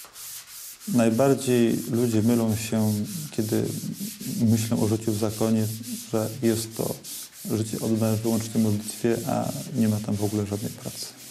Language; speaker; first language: Polish; native; Polish